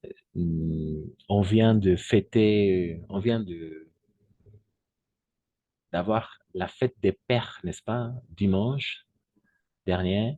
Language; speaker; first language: French; non-native, fluent; Spanish